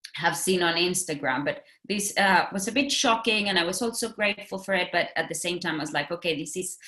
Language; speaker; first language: English; non-native, fluent; Spanish